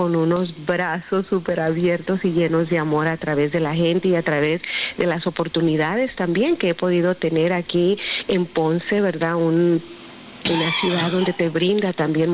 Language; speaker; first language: Spanish; native; Spanish